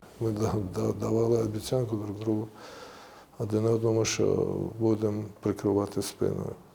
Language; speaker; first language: Ukrainian; non-native, local second language; Russian